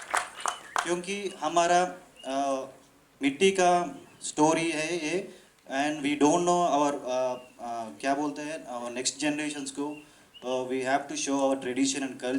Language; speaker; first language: Hindi; non-native, local second language; Telugu